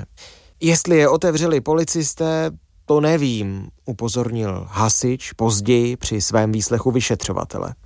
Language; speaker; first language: Czech; native; Czech